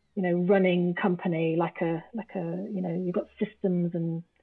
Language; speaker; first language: English; native; English